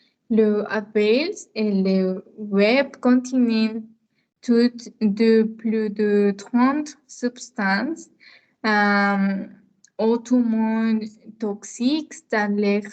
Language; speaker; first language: French; non-native, learner; Spanish